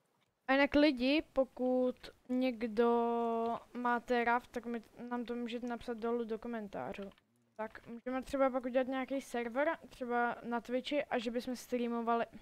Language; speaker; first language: Czech; native; Czech